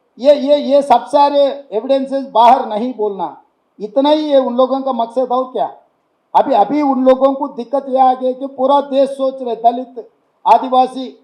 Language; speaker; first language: Hindi; non-native, local second language; Telugu